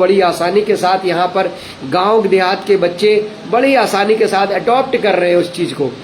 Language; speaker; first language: Hindi; native; Hindi